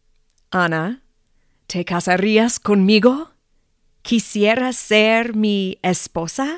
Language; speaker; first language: Spanish; non-native, fluent; English